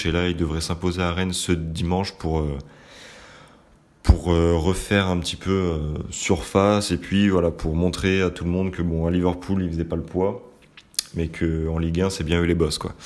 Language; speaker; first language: French; native; French